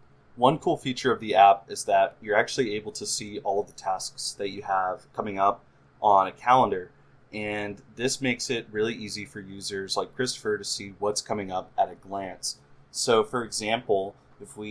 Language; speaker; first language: English; native; English